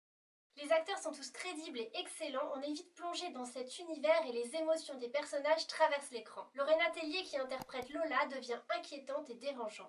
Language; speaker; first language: French; native; French